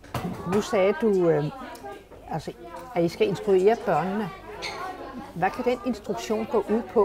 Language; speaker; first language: Danish; native; Danish